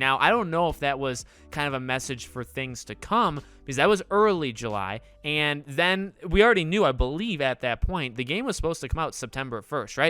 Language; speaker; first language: English; native; English